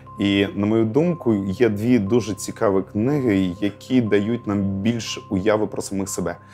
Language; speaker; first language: Ukrainian; non-native, local second language; Russian